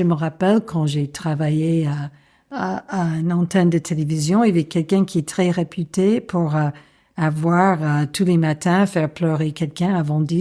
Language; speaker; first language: French; non-native, fluent; English